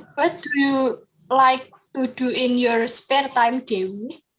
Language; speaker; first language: English; non-native, learner; Indonesian